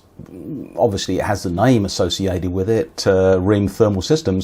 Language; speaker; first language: English; native; English